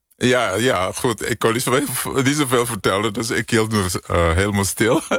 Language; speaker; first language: Dutch; native; Dutch